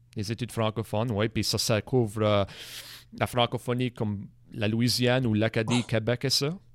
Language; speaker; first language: French; non-native, local second language; English